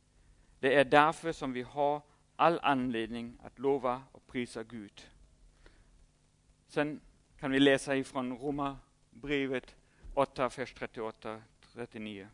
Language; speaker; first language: Swedish; non-native, fluent; German